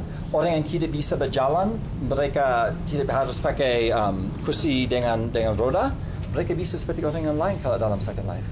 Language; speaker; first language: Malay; non-native, fluent; English